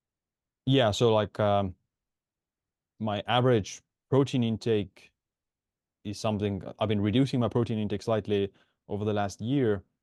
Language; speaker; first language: English; non-native, fluent; Estonian